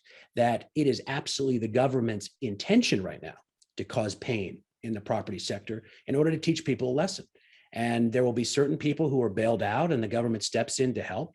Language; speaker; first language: English; native; English